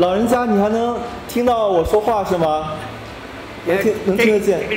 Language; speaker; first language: Chinese; native; Chinese